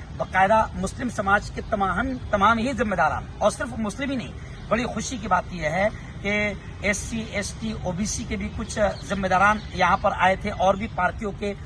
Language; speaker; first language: Urdu; native; Urdu